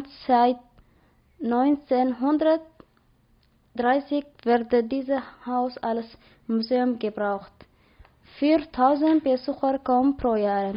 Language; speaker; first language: German; non-native, learner; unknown